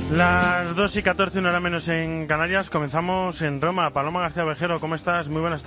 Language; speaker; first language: Spanish; native; Spanish